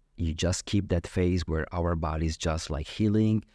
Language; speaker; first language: English; non-native, fluent; Italian